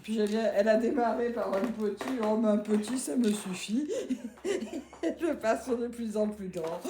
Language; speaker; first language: French; native; French